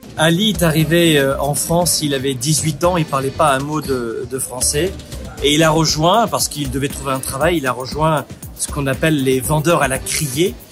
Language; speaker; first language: French; native; French